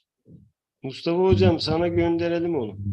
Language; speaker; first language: Turkish; native; Turkish